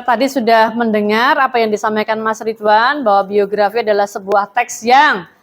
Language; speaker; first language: Indonesian; native; Indonesian